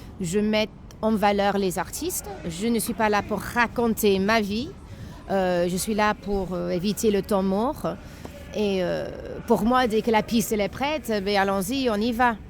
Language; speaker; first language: French; non-native, fluent; English